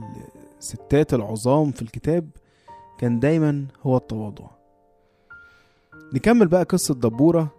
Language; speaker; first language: Arabic; native; Arabic